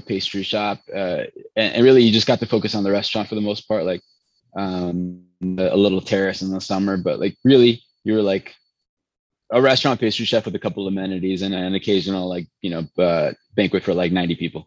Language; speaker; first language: English; early bilingual, other home language; Spanish